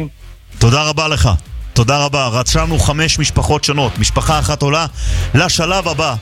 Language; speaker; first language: Hebrew; native; Hebrew